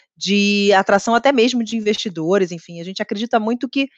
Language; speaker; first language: Portuguese; native; Portuguese